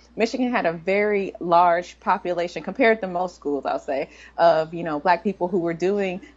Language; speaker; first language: English; native; English